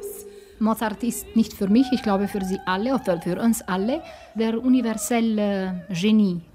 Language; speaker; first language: German; non-native, fluent; Romanian